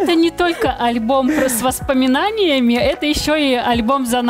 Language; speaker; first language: Russian; native; Russian